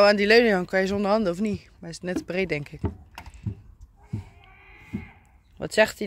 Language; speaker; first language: Dutch; native; Dutch